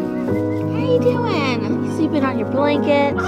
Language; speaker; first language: English; native; English